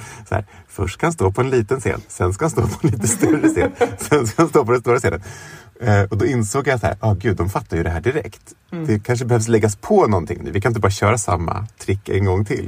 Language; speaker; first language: Swedish; native; Swedish